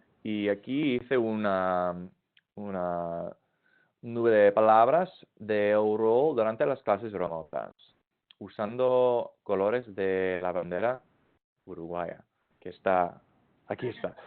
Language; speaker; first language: Spanish; non-native, fluent; English